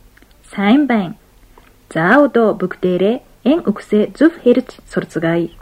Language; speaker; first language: Mongolian; non-native, fluent; Japanese